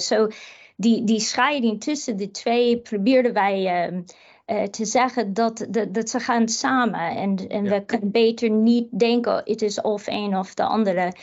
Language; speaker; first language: Dutch; non-native, fluent; English